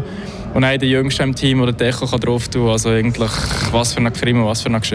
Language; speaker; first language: German; native; German